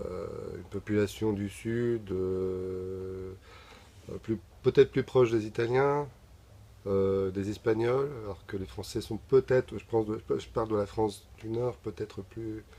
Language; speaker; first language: French; non-native, fluent; Bulgarian